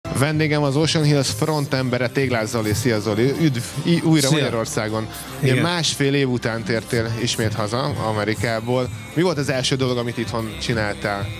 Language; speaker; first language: Hungarian; native; Hungarian